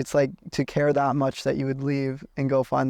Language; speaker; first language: English; native; English